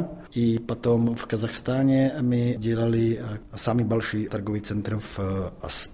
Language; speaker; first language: Russian; non-native, fluent; Czech